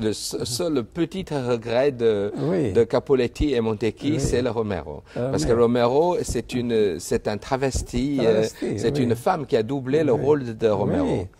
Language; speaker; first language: French; non-native, fluent; Chinese